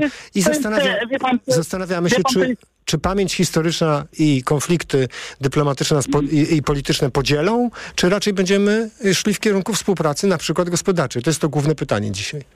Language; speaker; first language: Polish; native; Polish